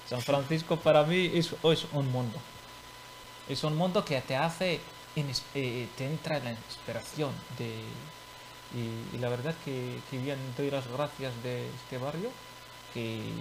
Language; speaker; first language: Spanish; non-native, fluent; Arabic